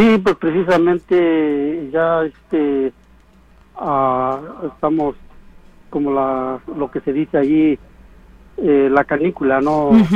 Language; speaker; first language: Spanish; native; Spanish